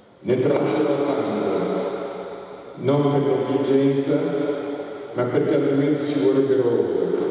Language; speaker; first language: Italian; native; Italian